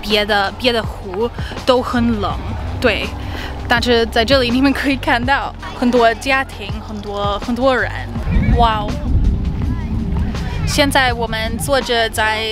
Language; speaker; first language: Chinese; non-native, learner; English